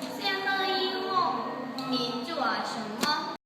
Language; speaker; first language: Chinese; non-native, learner; Thai